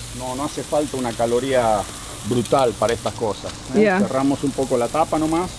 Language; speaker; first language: Spanish; native; Spanish